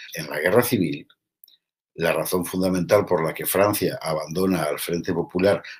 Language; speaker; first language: Spanish; native; Spanish